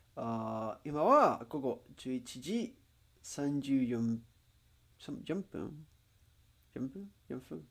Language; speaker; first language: Japanese; non-native, learner; English